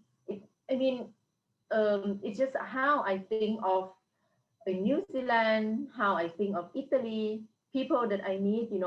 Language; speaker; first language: English; non-native, fluent; Thai